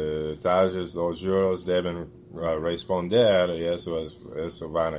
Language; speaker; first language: Portuguese; non-native, fluent; English